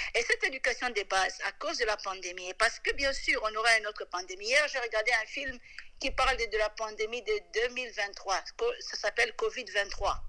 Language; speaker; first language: French; non-native, local second language; Lingala